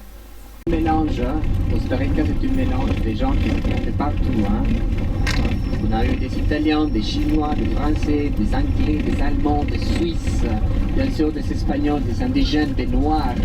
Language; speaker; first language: French; non-native, fluent; Spanish